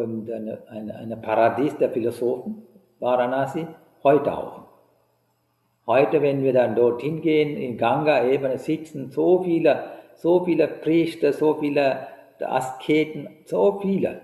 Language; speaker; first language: German; non-native, fluent; Sinhala